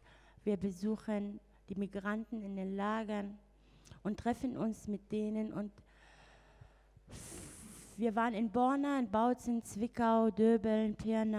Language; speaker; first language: German; non-native, fluent; Arabic